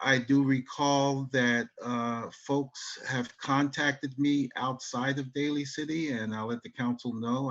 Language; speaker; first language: English; native; English